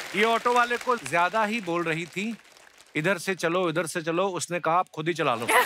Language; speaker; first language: Hindi; native; Hindi